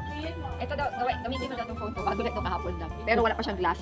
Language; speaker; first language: Filipino; non-native, local second language; Cebuano